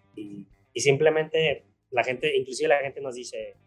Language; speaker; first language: Spanish; native; Spanish